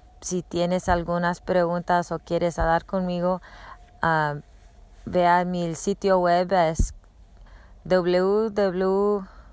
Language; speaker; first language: Spanish; non-native, learner; English